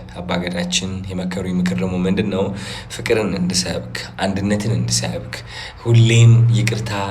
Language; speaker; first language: Amharic; non-native, local second language; Tigrinya